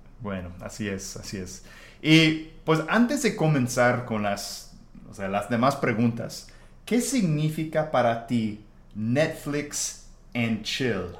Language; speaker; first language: Spanish; non-native, fluent; English